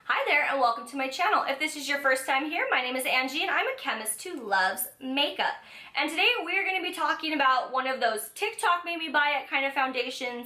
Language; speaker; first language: English; native; English